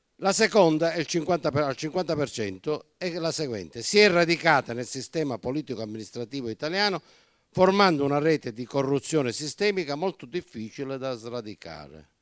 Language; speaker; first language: Italian; native; Italian